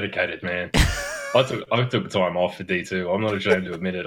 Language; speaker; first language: English; native; English